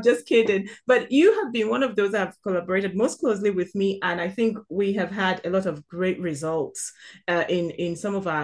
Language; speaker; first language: English; non-native, local second language; Igbo